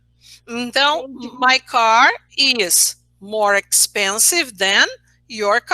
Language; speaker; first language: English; non-native, fluent; Portuguese